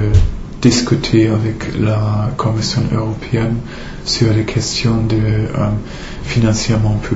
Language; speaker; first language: French; non-native, fluent; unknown